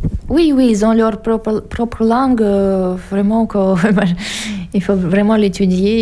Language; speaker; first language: French; non-native, fluent; Russian